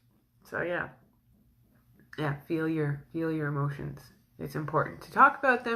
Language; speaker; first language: English; native; English